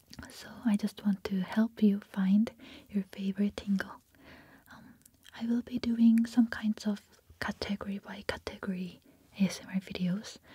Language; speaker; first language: English; non-native, fluent; Korean